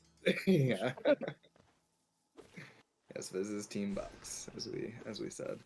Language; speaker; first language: English; native; English